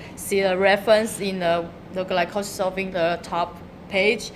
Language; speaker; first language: English; non-native, learner; Chinese